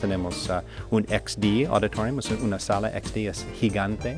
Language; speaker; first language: Spanish; non-native, learner; English